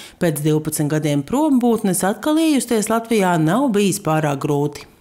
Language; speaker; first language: Latvian; native; Latvian